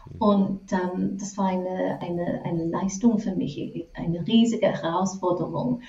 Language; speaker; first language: German; non-native, fluent; English